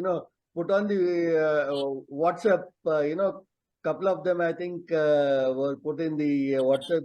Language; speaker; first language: English; non-native, local second language; Telugu